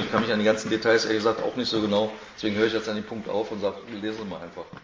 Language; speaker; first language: German; native; German